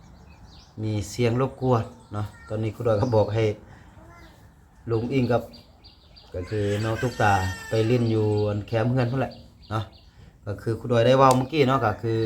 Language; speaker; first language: Thai; non-native, local second language; Lao